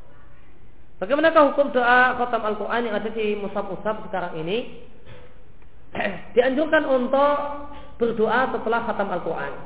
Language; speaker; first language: Indonesian; native; Indonesian